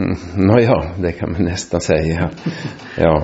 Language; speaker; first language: Swedish; non-native, local second language; Finnish